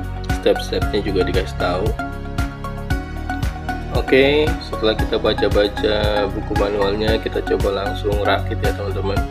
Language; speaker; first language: Indonesian; native; Indonesian